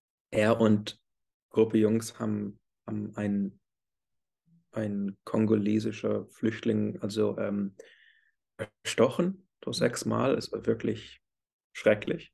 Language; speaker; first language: German; early bilingual, heritage; English